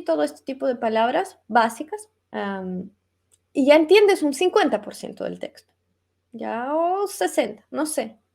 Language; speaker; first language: Spanish; non-native, fluent; Russian